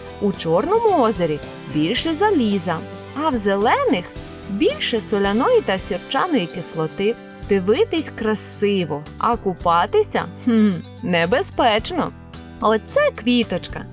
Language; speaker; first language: Ukrainian; native; Ukrainian